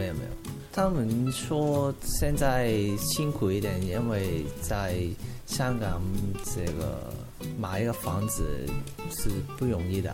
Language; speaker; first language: Chinese; non-native, local second language; Cantonese